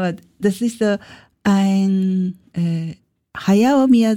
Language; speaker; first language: German; non-native, learner; Japanese